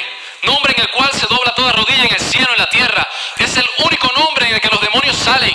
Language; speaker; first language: Spanish; native; Spanish